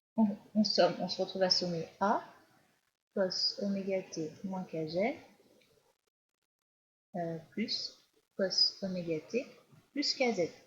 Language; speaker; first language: French; native; French